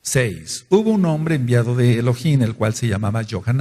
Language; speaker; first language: Spanish; native; Spanish